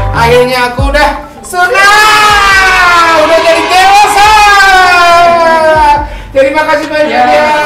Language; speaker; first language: Indonesian; non-native, learner; Japanese